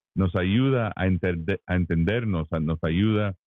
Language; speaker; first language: Spanish; early bilingual, heritage; Spanish